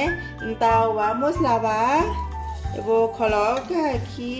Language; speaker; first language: Portuguese; non-native, learner; Thai